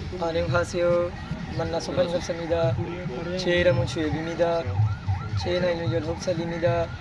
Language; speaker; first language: Korean; non-native, learner; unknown